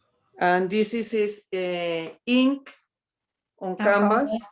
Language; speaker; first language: English; non-native, learner; Spanish